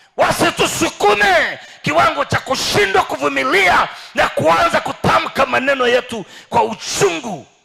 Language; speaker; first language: Swahili; native; Swahili